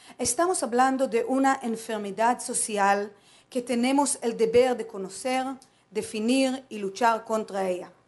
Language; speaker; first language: Spanish; non-native, fluent; Hebrew